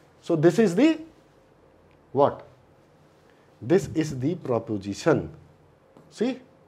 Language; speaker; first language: English; non-native, local second language; Hindi